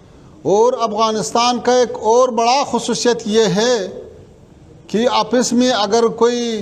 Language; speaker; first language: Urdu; non-native, fluent; Pashto